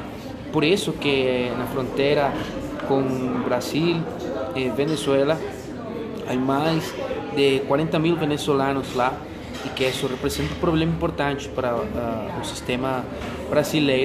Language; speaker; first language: Portuguese; non-native, fluent; Spanish